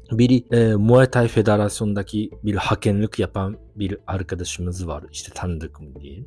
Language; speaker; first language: Turkish; non-native, fluent; Japanese